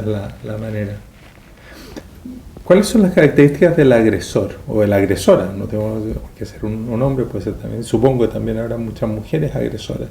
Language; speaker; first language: Spanish; native; Spanish